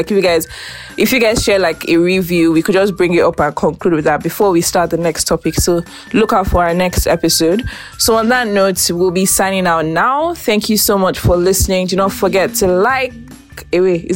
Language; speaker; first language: English; non-native, local second language; Yoruba